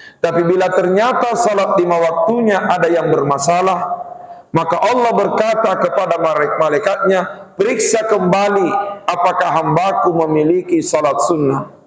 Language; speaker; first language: Malay; non-native, local second language; Buginese